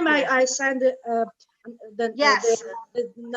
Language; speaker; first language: English; non-native, fluent; Italian